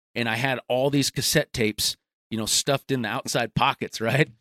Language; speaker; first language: English; native; English